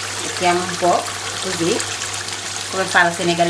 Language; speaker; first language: Italian; non-native, learner; Wolof